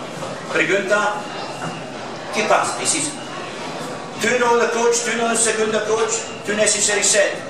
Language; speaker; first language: Spanish; non-native, learner; English